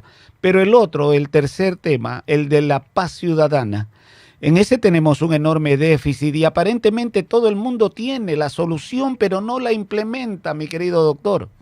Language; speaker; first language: Spanish; native; Spanish